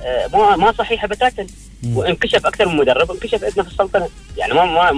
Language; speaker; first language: Arabic; native; Arabic